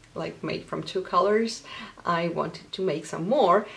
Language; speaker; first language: English; non-native, fluent; Polish